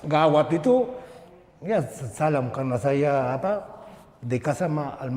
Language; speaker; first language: Indonesian; non-native, learner; Spanish